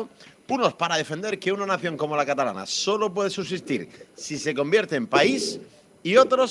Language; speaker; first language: Spanish; native; Spanish